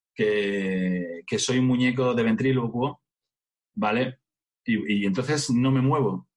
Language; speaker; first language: Spanish; native; Spanish